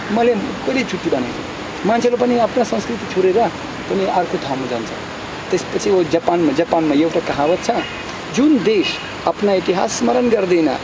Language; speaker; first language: Nepali; non-native, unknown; Russian